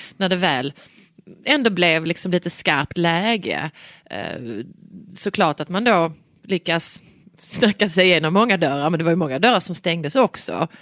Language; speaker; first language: Swedish; native; Swedish